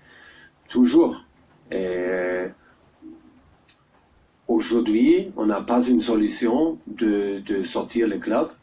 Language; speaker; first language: French; non-native, learner; German